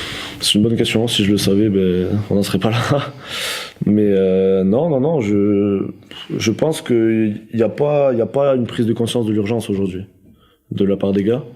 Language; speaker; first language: French; native; French